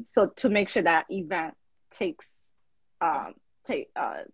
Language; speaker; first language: English; native; English